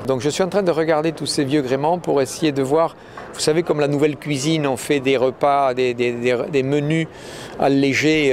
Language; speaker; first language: French; native; French